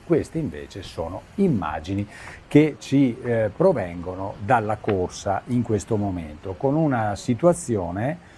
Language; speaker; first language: Italian; native; Italian